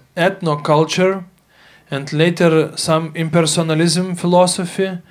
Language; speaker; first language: English; non-native, fluent; Lithuanian